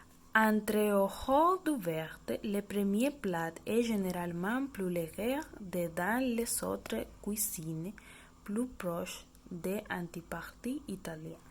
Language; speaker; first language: French; non-native, learner; Spanish